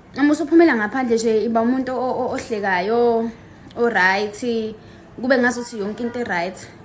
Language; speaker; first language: Zulu; native; Zulu